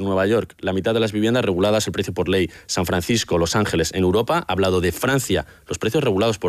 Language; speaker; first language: Spanish; native; Spanish